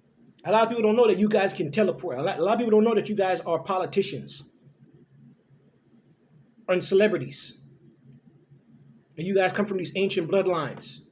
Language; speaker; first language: English; native; English